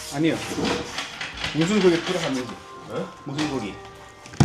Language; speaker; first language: Korean; non-native, learner; Nepali